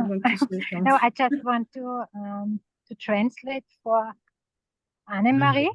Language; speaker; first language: English; non-native, fluent; German